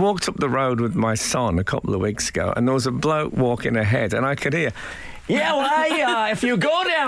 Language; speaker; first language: English; native; English